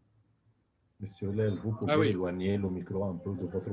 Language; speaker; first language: French; non-native, fluent; Arabic